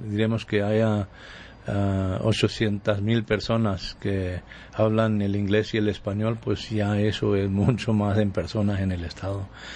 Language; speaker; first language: Spanish; early bilingual, heritage; Spanish